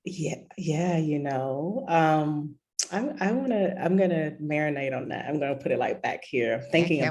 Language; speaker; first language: English; native; English